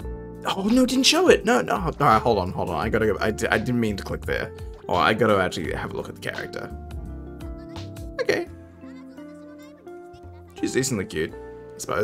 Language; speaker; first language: English; native; English